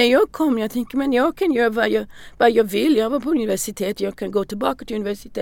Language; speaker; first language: Swedish; non-native, learner; English